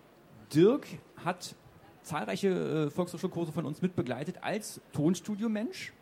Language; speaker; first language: German; native; German